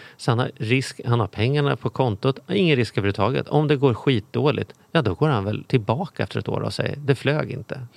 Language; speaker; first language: Swedish; native; Swedish